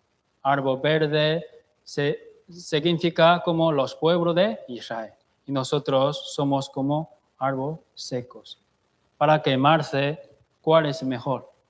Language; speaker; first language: Spanish; non-native, fluent; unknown